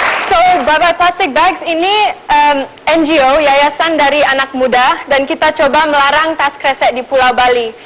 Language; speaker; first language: Indonesian; non-native, local second language; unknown